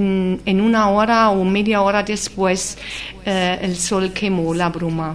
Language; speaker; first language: Spanish; non-native, fluent; German